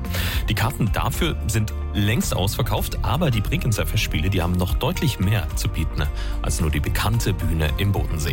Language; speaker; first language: German; native; German